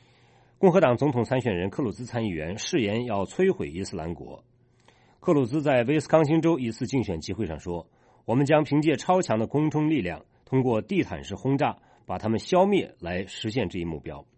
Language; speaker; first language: Chinese; native; Chinese